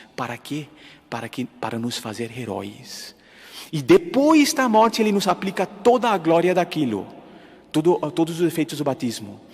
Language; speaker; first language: Portuguese; non-native, fluent; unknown